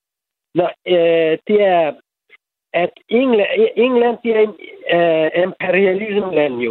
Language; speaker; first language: Danish; non-native, learner; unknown